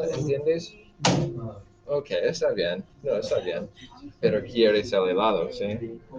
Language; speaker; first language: Spanish; non-native, fluent; English